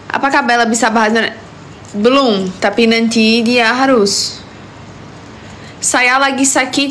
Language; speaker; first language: Indonesian; non-native, learner; Portuguese